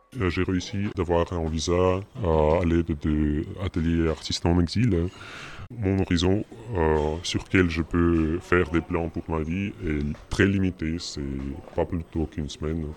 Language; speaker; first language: French; non-native, learner; Russian